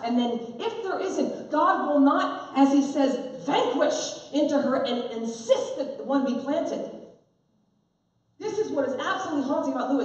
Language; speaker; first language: English; native; English